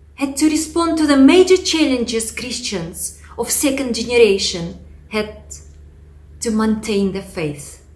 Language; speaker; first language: English; non-native, fluent; Russian